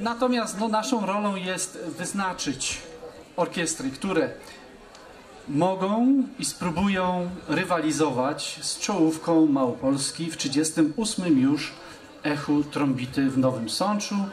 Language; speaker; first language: Polish; native; Polish